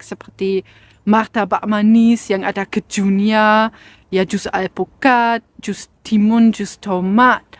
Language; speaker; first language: Indonesian; non-native, fluent; German